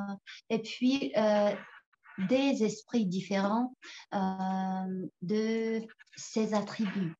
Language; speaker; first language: French; non-native, fluent; Tuvinian